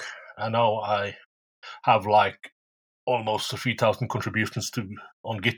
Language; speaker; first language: English; non-native, fluent; Norwegian